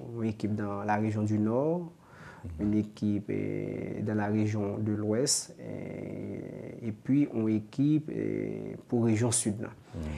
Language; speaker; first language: French; non-native, local second language; Haitian Creole